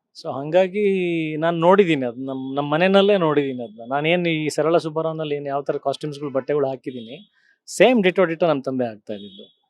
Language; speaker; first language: Kannada; native; Kannada